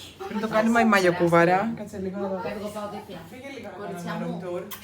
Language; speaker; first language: Greek; native; Greek